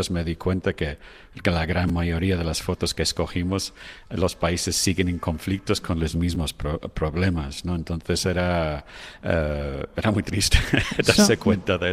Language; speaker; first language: Spanish; non-native, fluent; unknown